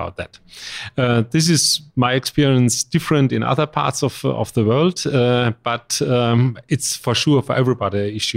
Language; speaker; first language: English; non-native, fluent; German